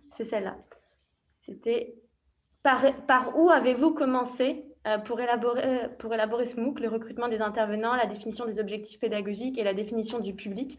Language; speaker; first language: French; native; French